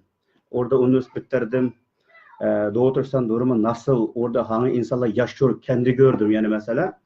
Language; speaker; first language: Turkish; non-native, learner; Uyghur